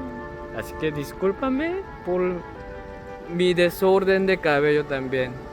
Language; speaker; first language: Spanish; non-native, learner; Korean